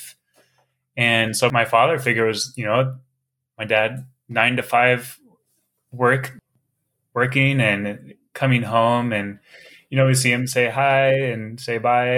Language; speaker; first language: English; native; English